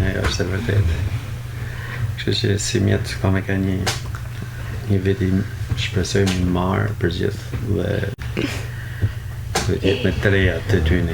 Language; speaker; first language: Albanian; native; Albanian